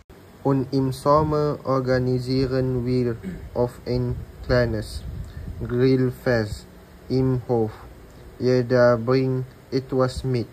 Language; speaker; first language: German; non-native, learner; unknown